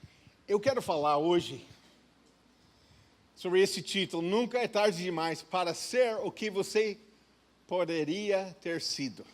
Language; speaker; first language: Portuguese; non-native, fluent; English